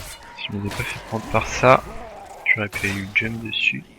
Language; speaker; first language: French; native; French